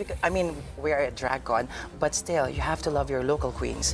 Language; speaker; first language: English; non-native, local second language; Filipino